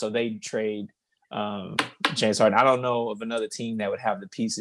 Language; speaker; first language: English; native; English